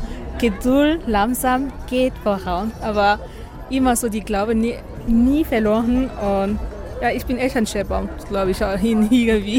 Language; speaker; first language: German; non-native, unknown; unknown